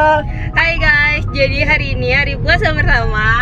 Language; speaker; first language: Indonesian; native; Indonesian